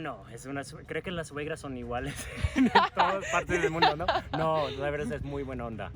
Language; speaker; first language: Spanish; non-native, fluent; English